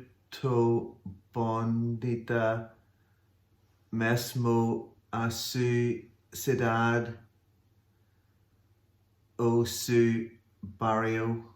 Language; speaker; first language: Portuguese; non-native, learner; English